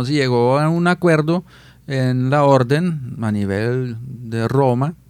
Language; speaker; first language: Spanish; non-native, fluent; Dutch